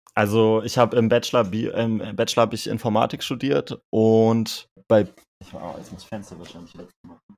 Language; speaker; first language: German; native; German